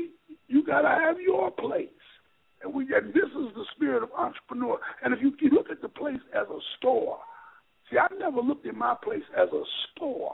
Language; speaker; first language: English; native; English